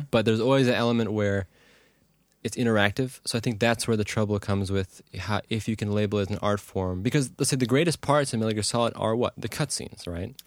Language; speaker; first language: English; native; English